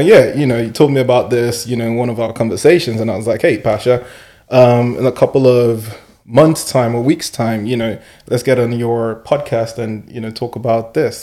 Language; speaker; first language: English; non-native, local second language; Yoruba